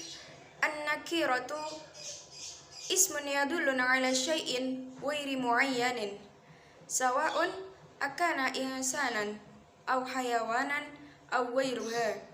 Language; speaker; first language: Arabic; non-native, learner; Indonesian